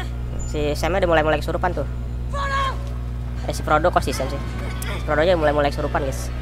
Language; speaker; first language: Indonesian; native; Indonesian